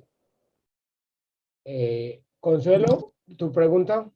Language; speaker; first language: Spanish; native; Spanish